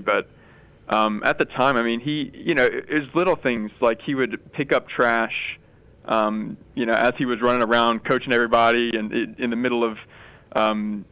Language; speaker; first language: English; native; English